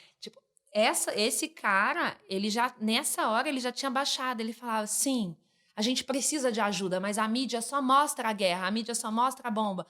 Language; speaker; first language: Portuguese; native; Portuguese